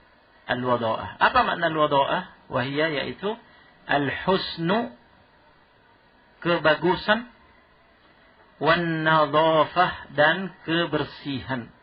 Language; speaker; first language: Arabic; non-native, fluent; Indonesian